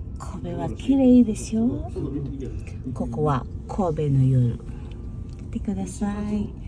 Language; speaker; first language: Japanese; non-native, fluent; Filipino